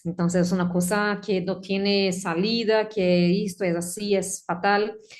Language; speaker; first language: Spanish; non-native, learner; Portuguese